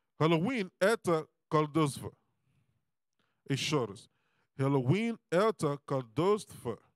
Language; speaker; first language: Russian; non-native, learner; Serbian